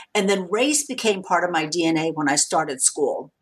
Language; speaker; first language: English; native; English